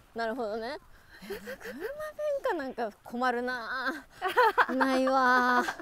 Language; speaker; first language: Japanese; native; Japanese